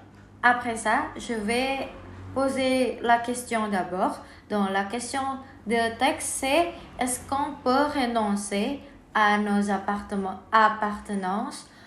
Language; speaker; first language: French; non-native, learner; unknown